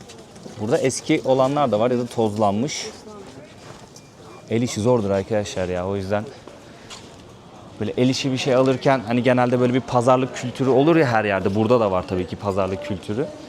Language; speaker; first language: Turkish; native; Turkish